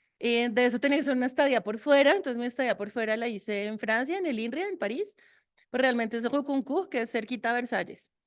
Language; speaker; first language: Spanish; early bilingual, other home language; French